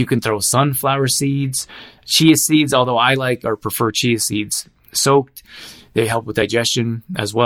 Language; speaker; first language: English; native; English